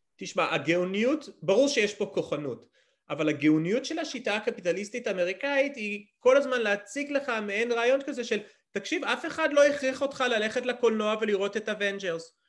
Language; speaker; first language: Hebrew; early bilingual, other home language; English